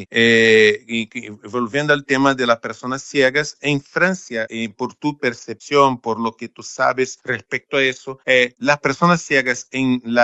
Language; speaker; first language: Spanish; non-native, fluent; Portuguese